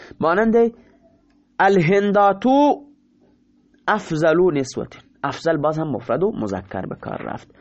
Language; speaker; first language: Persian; non-native, local second language; Baluchi